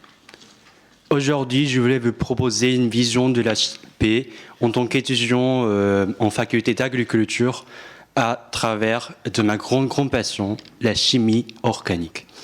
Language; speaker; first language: French; non-native, fluent; Japanese